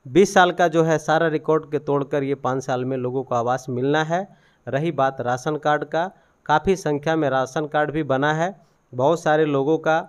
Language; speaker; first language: Hindi; native; Hindi